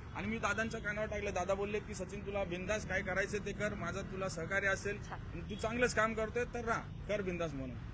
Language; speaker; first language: Marathi; non-native, local second language; Lambadi